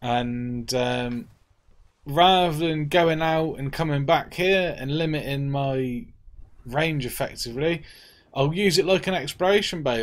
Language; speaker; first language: English; native; English